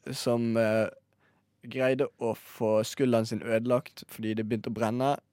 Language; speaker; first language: Norwegian; native; Norwegian